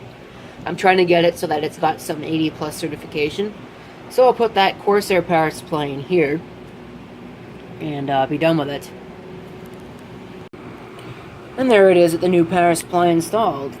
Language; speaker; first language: English; native; English